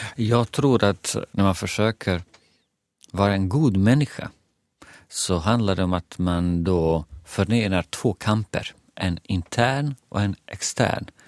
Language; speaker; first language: Swedish; non-native, fluent; Bosnian